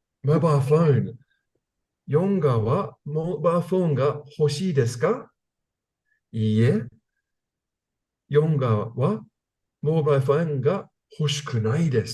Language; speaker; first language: Japanese; non-native, learner; English